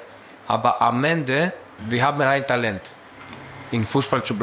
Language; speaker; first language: German; non-native, learner; Greek